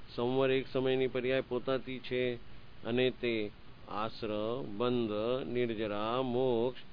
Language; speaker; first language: Hindi; non-native, local second language; Gujarati